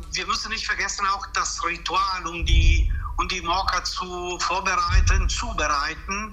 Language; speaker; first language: German; non-native, fluent; Italian